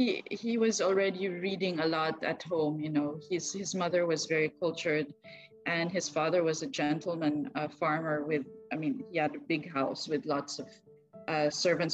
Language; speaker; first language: English; non-native, local second language; Filipino